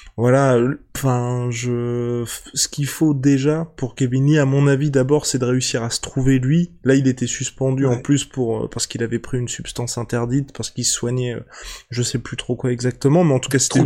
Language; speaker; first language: French; native; French